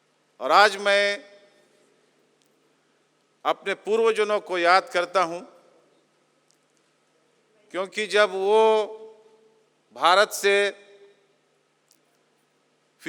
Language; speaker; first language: Hindi; native; Hindi